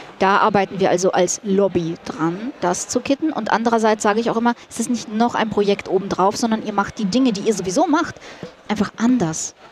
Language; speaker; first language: German; early bilingual, other home language; Russian